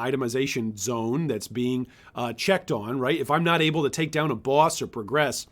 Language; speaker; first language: English; native; English